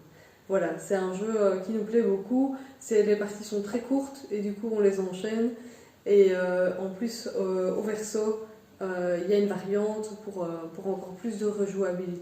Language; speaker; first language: French; native; French